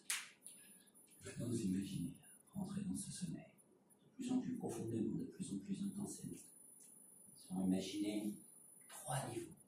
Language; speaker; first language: French; native; French